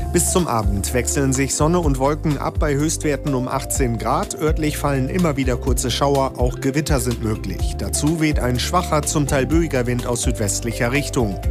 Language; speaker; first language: German; native; German